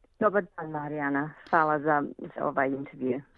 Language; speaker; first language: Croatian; early bilingual, heritage; Croatian